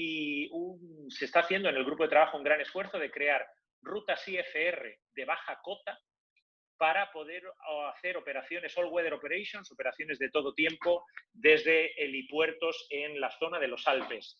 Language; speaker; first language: Spanish; native; Spanish